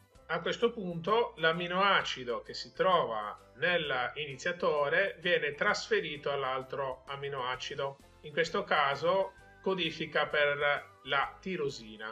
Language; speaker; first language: Italian; native; Italian